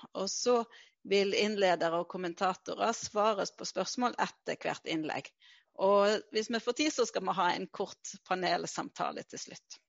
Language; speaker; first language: Norwegian; native; Norwegian